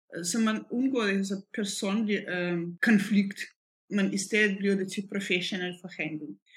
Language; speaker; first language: Danish; non-native, fluent; Russian